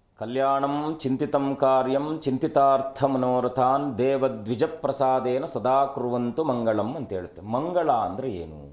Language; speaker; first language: Kannada; native; Kannada